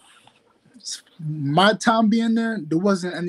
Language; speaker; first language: English; native; English